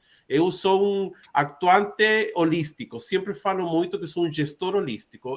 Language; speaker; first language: Portuguese; non-native, learner; Spanish